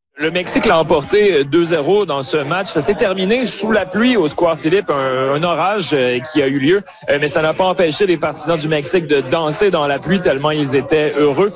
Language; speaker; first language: French; native; French